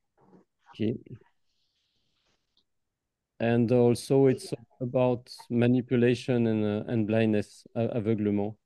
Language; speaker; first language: English; non-native, fluent; French